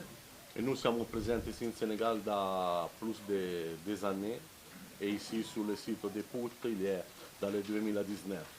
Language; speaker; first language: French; non-native, learner; Italian